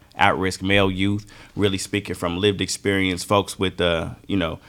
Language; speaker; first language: English; native; English